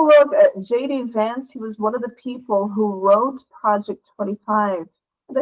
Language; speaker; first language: English; non-native, fluent; Portuguese